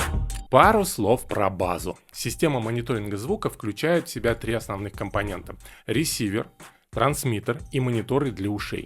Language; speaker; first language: Russian; native; Russian